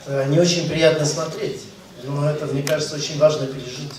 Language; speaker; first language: Russian; native; Russian